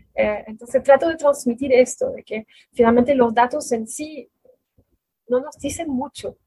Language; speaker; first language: Spanish; non-native, fluent; French